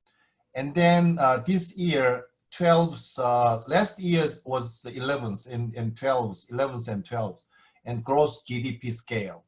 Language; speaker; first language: English; non-native, fluent; Korean